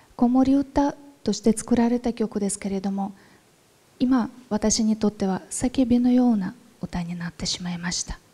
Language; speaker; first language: Japanese; non-native, fluent; Ukrainian